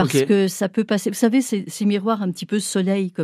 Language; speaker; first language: French; native; French